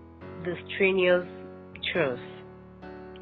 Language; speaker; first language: English; non-native, local second language; Yoruba